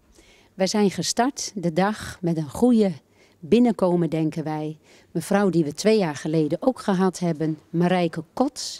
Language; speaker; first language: Dutch; native; Dutch